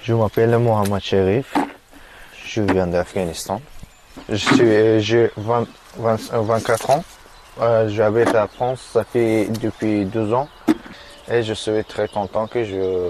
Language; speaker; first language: French; non-native, learner; Persian